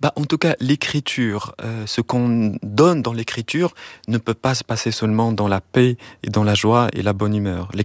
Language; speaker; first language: French; non-native, local second language; Arabic